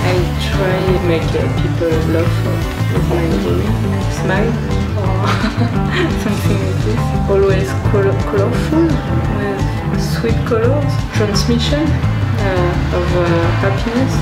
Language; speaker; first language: English; non-native, learner; French